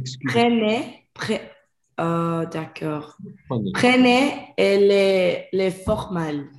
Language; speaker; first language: French; non-native, learner; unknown